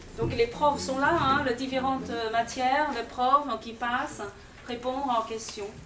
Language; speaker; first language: French; non-native, fluent; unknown